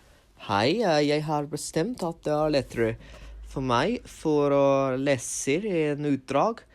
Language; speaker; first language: Norwegian; non-native, learner; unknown